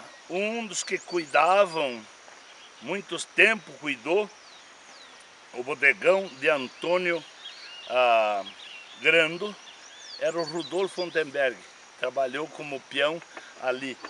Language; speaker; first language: Portuguese; native; Portuguese